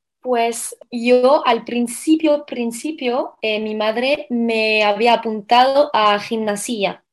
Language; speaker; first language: Spanish; non-native, fluent; French